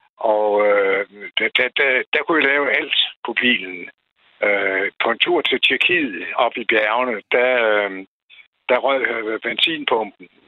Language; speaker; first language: Danish; non-native, fluent; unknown